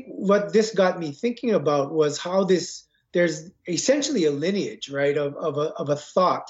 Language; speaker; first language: English; native; English